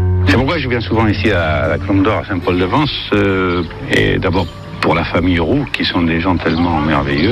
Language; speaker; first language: French; early bilingual, other home language; Italian